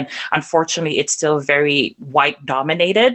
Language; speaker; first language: English; non-native, local second language; German